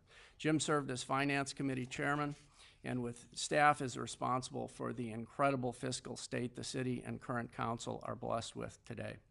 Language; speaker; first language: English; native; English